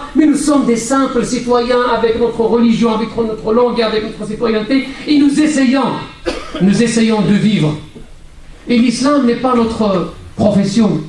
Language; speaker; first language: French; non-native, local second language; Arabic